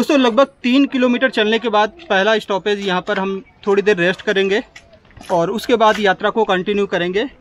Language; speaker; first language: Hindi; native; Hindi